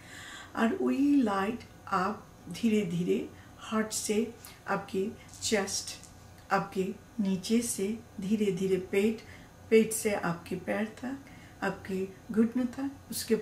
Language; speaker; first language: Hindi; non-native, learner; Bangla